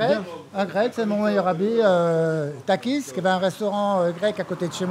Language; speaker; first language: French; native; French